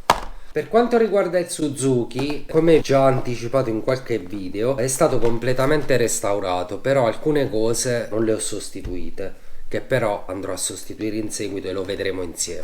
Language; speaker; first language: Italian; native; Italian